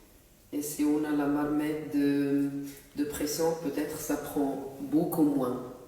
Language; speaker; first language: French; non-native, local second language; Arabic